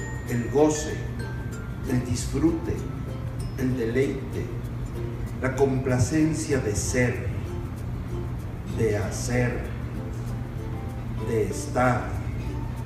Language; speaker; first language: Spanish; native; Spanish